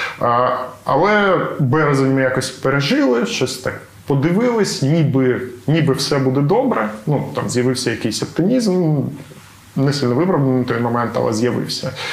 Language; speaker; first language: Ukrainian; native; Ukrainian